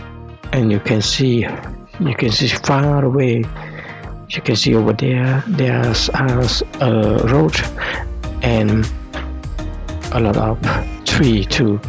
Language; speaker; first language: English; non-native, learner; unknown